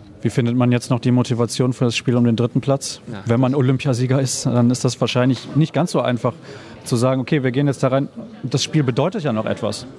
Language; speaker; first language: German; native; German